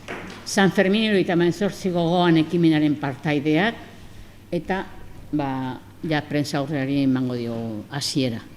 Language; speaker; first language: Basque; non-native, local second language; Spanish